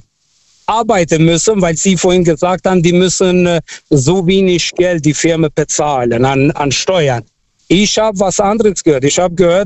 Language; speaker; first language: German; early bilingual, other home language; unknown